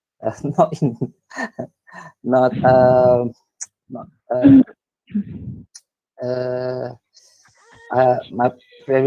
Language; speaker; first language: English; non-native, learner; Indonesian